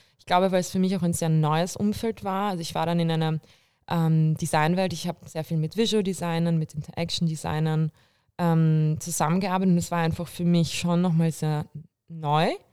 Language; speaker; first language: German; early bilingual, other home language; Bulgarian